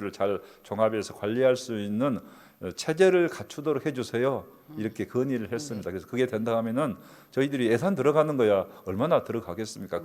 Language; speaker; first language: Korean; native; Korean